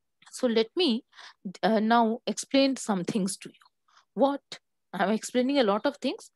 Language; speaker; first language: English; non-native, local second language; Bangla